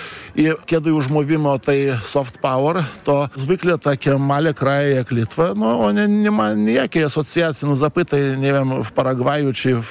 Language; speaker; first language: Polish; non-native, fluent; Lithuanian